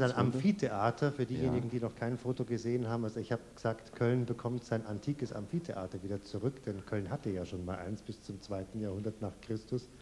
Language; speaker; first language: German; native; German